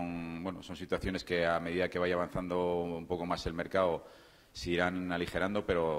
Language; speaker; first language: Spanish; native; Spanish